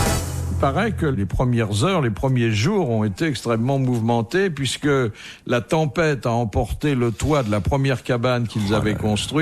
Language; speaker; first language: French; native; French